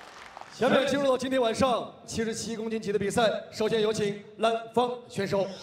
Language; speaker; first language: Chinese; native; Chinese